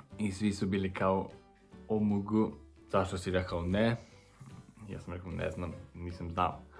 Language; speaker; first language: Serbian; non-native, learner; English